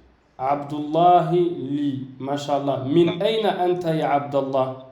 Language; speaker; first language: Arabic; non-native, fluent; French